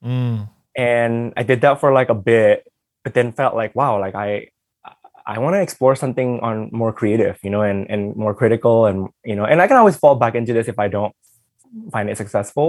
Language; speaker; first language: English; early bilingual, other home language; Indonesian